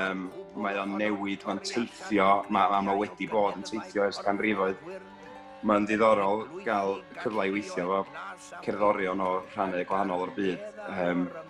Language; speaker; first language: Welsh; native; Welsh